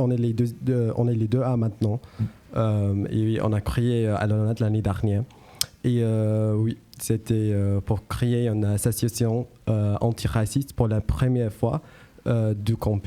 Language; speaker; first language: French; non-native, learner; English